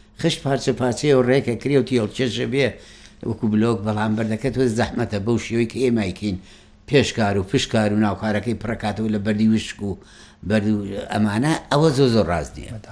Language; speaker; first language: Central Kurdish; native; Central Kurdish